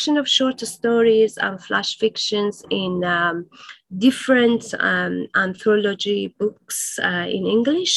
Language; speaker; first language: English; non-native, fluent; Persian